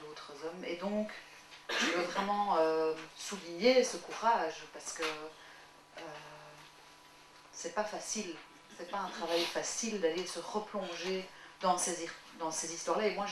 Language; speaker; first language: French; native; French